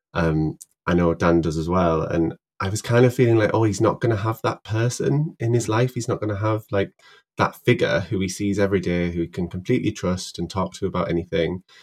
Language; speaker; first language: English; native; English